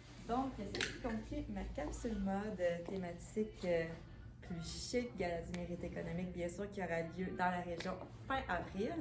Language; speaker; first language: French; native; French